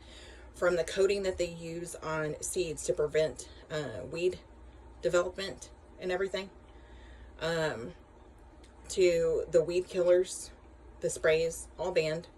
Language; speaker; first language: English; native; English